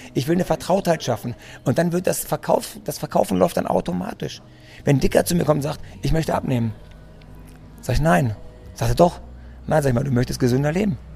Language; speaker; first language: German; early bilingual, other home language; Greek